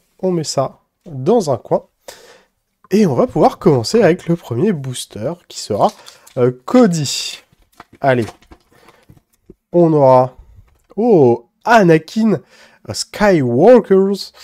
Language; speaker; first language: French; native; French